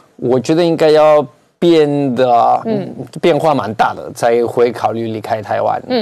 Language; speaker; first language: Chinese; non-native, fluent; Spanish